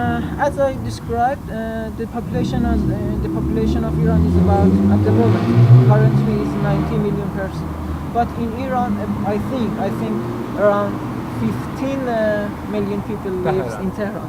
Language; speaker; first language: English; non-native, learner; Persian